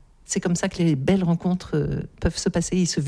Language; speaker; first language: French; native; French